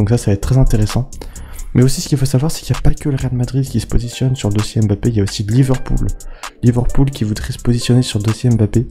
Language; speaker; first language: French; native; French